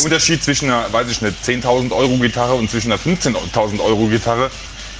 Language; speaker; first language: German; native; German